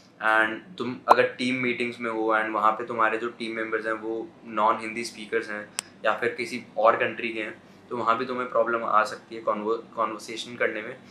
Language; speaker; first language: Hindi; native; Hindi